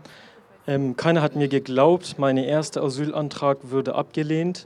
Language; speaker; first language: German; non-native, learner; Persian